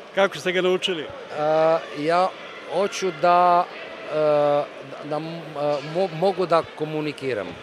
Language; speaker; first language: Serbian; non-native, learner; Romanian